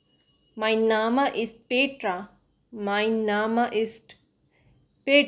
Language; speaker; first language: German; non-native, fluent; Hindi